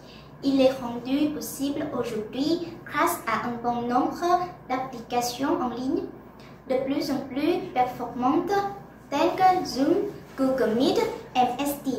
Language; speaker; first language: French; non-native, learner; Vietnamese